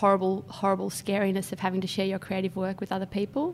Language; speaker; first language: English; native; English